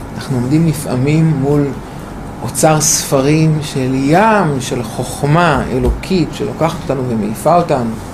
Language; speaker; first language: Hebrew; native; Hebrew